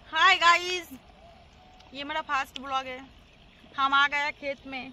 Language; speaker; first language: Hindi; non-native, local second language; Bangla